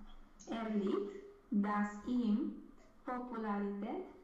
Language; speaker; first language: German; non-native, learner; Romanian